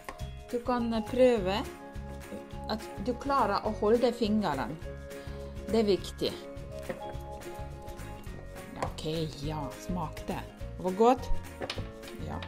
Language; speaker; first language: Norwegian; non-native, learner; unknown